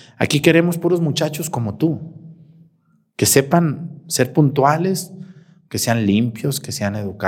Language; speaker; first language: Spanish; native; Spanish